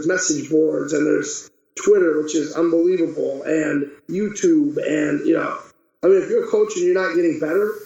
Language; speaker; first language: English; native; English